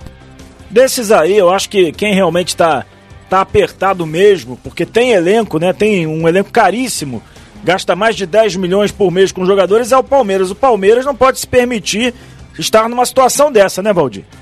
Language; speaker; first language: Portuguese; native; Portuguese